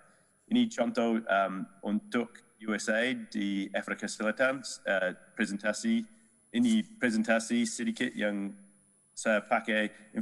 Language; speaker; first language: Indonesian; non-native, fluent; English